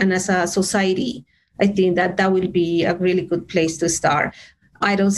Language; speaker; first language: English; non-native, fluent; Spanish